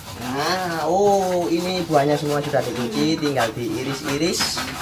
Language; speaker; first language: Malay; non-native, local second language; Javanese